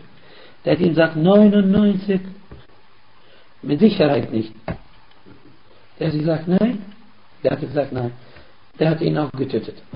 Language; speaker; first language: German; non-native, fluent; Arabic